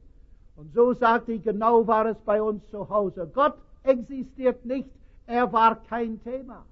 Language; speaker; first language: German; non-native, fluent; English